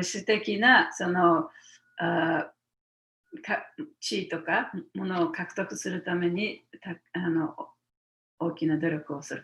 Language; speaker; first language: Japanese; native; Japanese